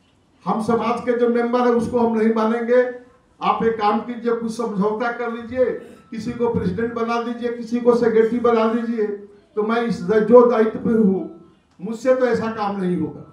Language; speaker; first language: Hindi; native; Hindi